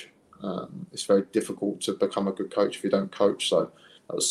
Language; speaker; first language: English; native; English